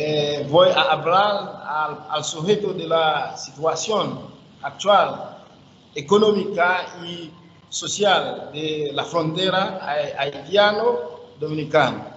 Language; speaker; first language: Spanish; non-native, learner; Haitian Creole